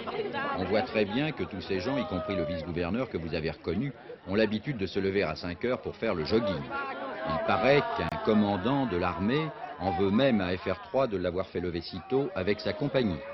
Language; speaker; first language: French; native; French